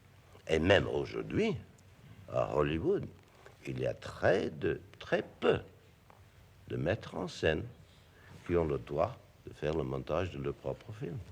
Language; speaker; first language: French; non-native, fluent; English